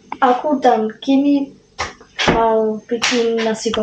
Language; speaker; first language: Indonesian; early bilingual, heritage; Indonesian